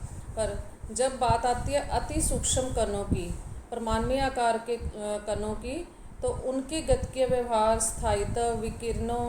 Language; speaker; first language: Hindi; native; Hindi